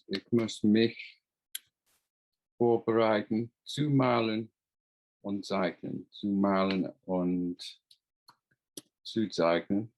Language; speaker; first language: German; non-native, fluent; English